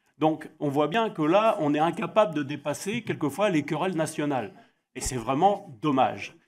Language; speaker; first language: French; native; French